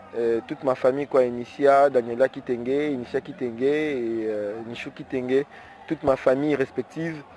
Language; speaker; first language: French; non-native, local second language; Lingala